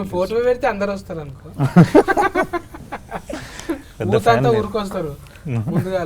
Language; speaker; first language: Telugu; native; Telugu